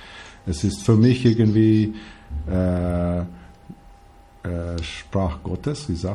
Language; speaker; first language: German; non-native, learner; Albanian